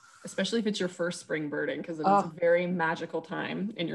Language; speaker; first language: English; native; English